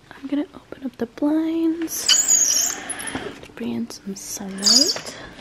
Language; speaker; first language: English; early bilingual, other home language; Spanish